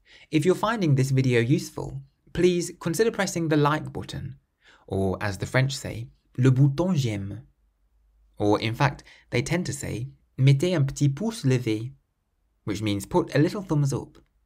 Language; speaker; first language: English; native; English